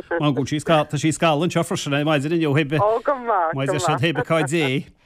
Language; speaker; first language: Irish; native; Irish